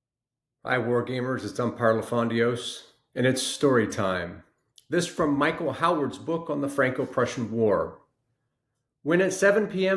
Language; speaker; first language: English; native; English